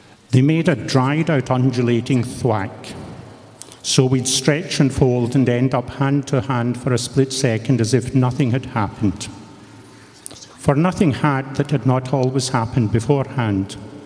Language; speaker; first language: English; native; English